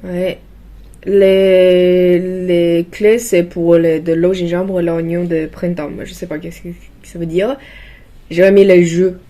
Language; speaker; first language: French; non-native, learner; Chinese